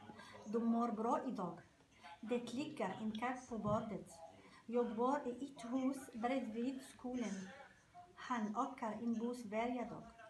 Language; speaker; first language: Swedish; non-native, learner; Arabic